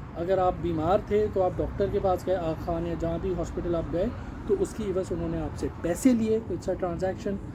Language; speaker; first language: Urdu; native; Urdu